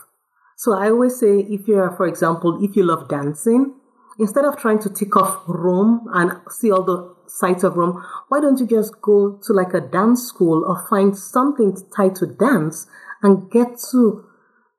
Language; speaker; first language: English; non-native, local second language; Yoruba